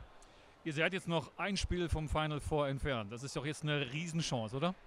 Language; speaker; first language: German; native; German